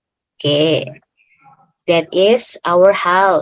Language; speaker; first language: English; non-native, fluent; Indonesian